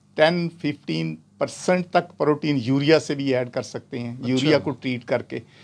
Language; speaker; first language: Urdu; non-native, local second language; Punjabi